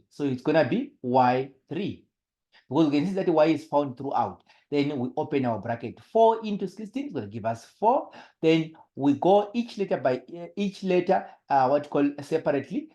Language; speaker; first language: English; non-native, local second language; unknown